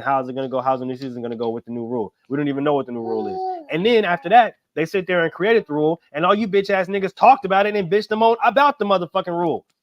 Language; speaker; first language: English; native; English